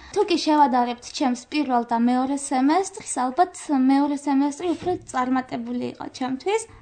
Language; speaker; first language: Georgian; non-native, local second language; Armenian